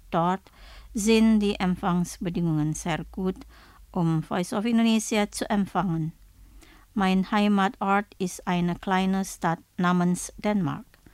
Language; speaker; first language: German; non-native, fluent; Indonesian